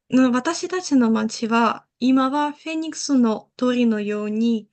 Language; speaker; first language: Japanese; non-native, learner; Ukrainian